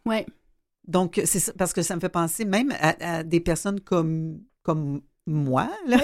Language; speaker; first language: French; native; French